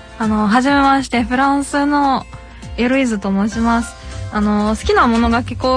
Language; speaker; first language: Japanese; non-native, fluent; French